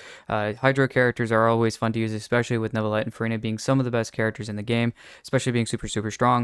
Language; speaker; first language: English; native; English